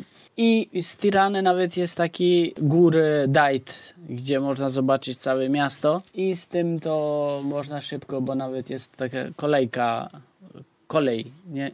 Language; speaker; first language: Polish; non-native, fluent; Albanian